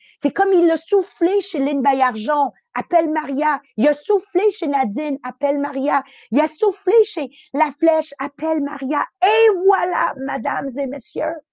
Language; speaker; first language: French; early bilingual, other home language; Italian